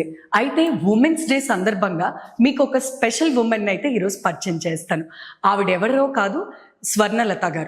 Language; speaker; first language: Telugu; native; Telugu